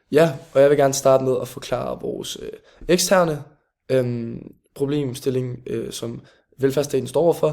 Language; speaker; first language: Danish; native; Danish